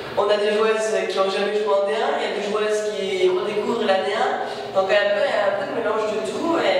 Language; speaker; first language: French; non-native, fluent; Portuguese